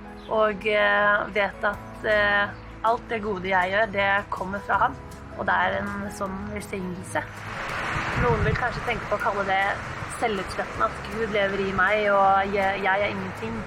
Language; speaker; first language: Norwegian; native; Norwegian